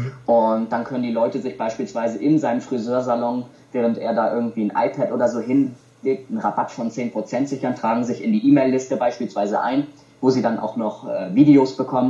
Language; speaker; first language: German; native; German